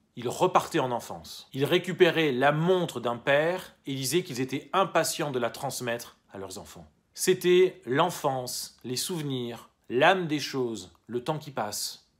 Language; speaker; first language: French; native; French